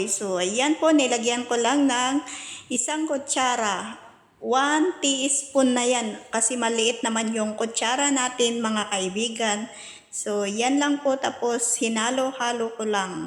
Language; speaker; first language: Filipino; non-native, local second language; Cebuano